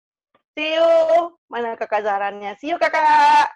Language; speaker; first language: Indonesian; native; Indonesian